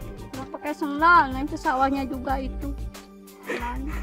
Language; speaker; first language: Indonesian; native; Indonesian